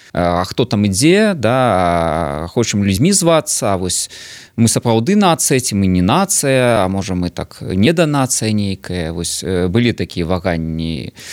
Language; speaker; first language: Belarusian; non-native, local second language; Russian